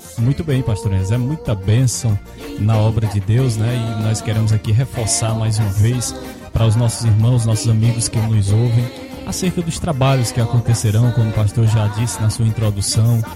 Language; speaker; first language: Portuguese; native; Portuguese